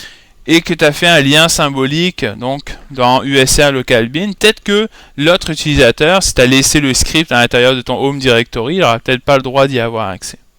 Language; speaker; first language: French; native; French